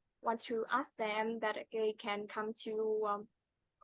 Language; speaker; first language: English; non-native, fluent; Vietnamese